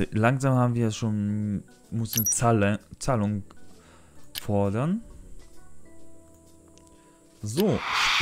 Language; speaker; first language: German; non-native, learner; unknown